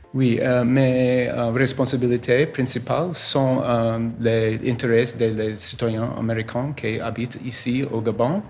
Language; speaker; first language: French; non-native, learner; English